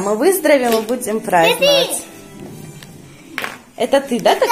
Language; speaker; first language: Russian; native; Russian